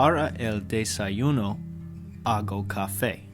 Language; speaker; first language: Spanish; non-native, learner; English